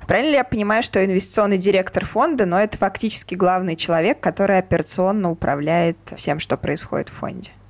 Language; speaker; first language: Russian; native; Russian